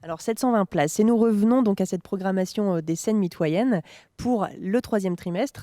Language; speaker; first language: French; native; French